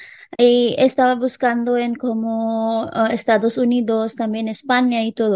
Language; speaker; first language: Spanish; non-native, local second language; Hindi